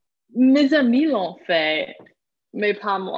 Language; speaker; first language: French; non-native, fluent; English